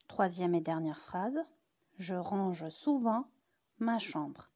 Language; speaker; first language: French; non-native, local second language; Arabic